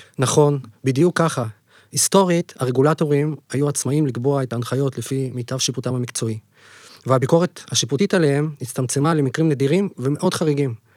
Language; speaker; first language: Hebrew; native; Hebrew